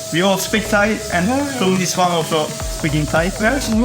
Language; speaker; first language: English; non-native, fluent; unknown